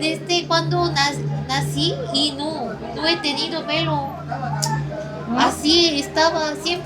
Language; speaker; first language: Spanish; non-native, fluent; Korean